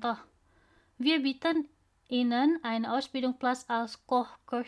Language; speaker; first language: German; non-native, learner; Indonesian